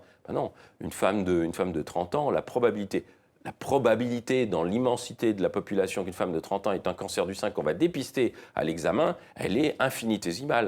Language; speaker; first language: French; native; French